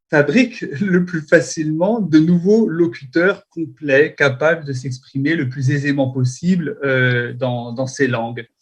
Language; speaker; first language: French; native; French